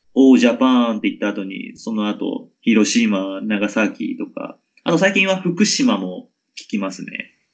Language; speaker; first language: Japanese; native; Japanese